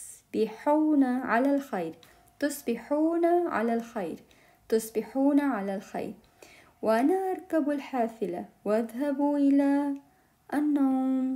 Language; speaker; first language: Arabic; non-native, fluent; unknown